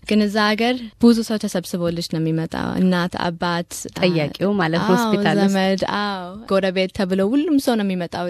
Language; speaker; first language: Amharic; early bilingual, heritage; Amharic